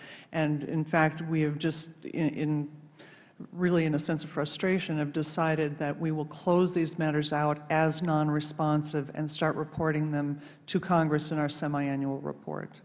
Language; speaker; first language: English; native; English